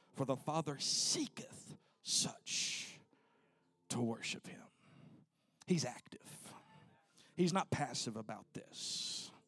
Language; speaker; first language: English; native; English